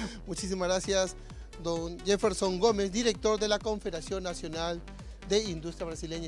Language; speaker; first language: Spanish; native; Spanish